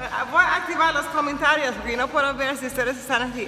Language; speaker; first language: Spanish; non-native, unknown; English